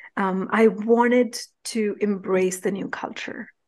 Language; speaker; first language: English; non-native, local second language; Punjabi